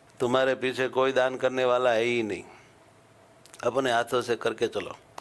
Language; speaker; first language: Hindi; non-native, local second language; Gujarati